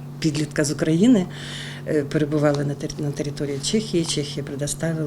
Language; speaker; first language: Ukrainian; non-native, local second language; Russian